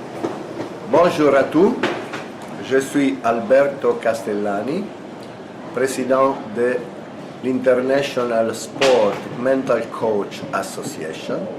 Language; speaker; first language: French; non-native, fluent; Italian